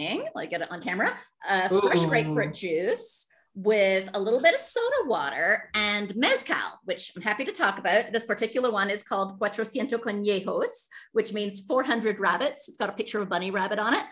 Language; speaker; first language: English; native; English